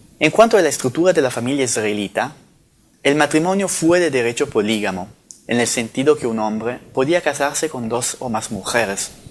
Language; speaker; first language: Spanish; non-native, fluent; Italian